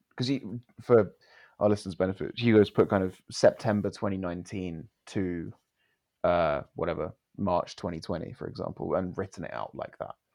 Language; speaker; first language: English; native; English